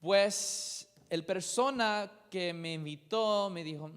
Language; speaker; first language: Spanish; non-native, learner; English